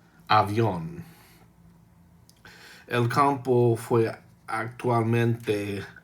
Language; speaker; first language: Spanish; non-native, learner; English